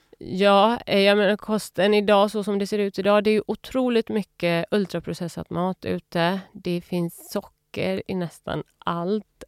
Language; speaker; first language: Swedish; early bilingual, other home language; Persian